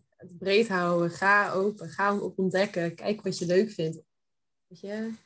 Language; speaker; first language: Dutch; early bilingual, heritage; Dutch